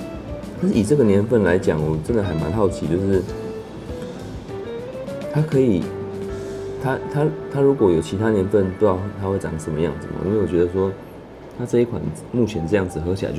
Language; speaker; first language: Chinese; native; Chinese